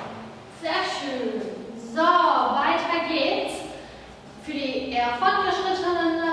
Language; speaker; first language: German; native; German